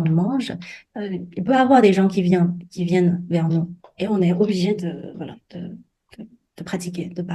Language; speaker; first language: French; non-native, fluent; Chinese